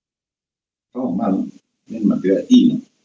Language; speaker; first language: Spanish; native; Spanish